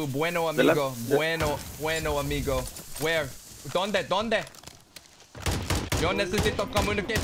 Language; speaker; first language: Spanish; non-native, learner; English